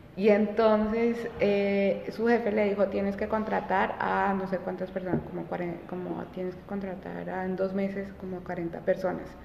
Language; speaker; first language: Spanish; early bilingual, heritage; Spanish